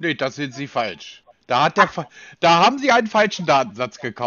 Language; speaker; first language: German; native; German